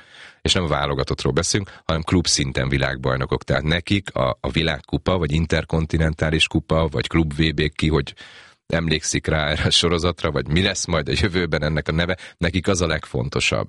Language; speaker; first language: Hungarian; native; Hungarian